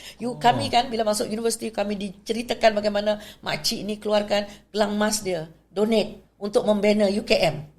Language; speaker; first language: Malay; non-native, local second language; Iban